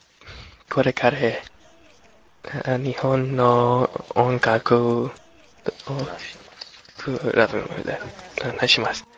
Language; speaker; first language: Japanese; non-native, learner; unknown